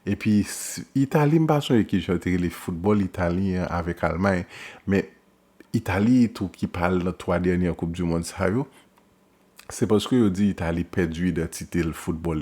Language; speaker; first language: French; non-native, local second language; Haitian Creole